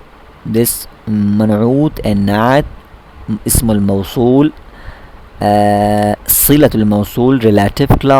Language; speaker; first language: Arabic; non-native, fluent; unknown